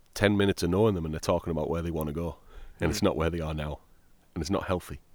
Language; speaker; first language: English; native; English